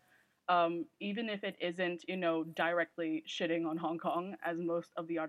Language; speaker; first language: English; non-native, local second language; Cantonese